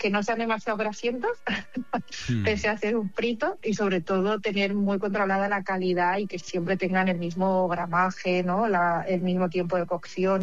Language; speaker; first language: Spanish; native; Spanish